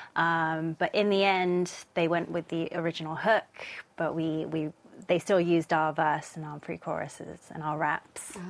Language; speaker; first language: English; native; English